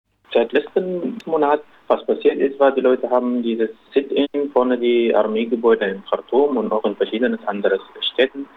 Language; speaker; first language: German; non-native, local second language; Arabic